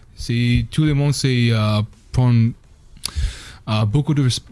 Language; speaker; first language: French; non-native, learner; English